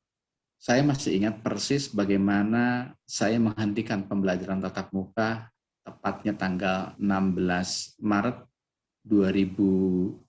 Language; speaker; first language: Indonesian; native; Indonesian